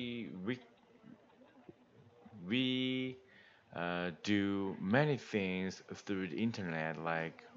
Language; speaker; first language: English; non-native, learner; Korean